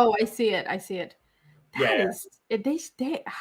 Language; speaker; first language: English; native; English